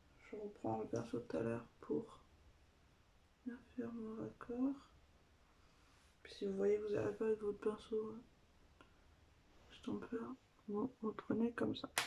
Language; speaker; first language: French; native; French